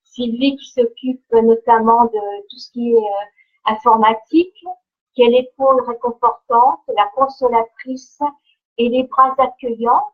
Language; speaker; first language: French; native; French